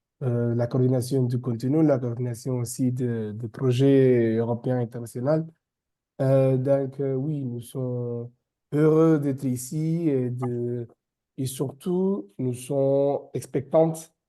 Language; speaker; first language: French; non-native, fluent; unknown